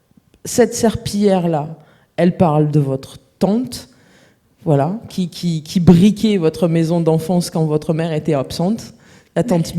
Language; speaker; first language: French; native; French